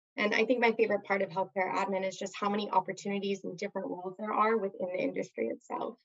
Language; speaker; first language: English; native; English